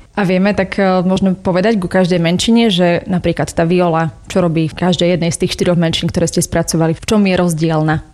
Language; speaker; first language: Slovak; native; Slovak